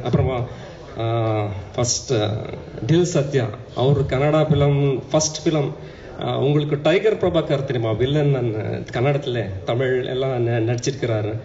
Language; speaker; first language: Tamil; non-native, learner; Kannada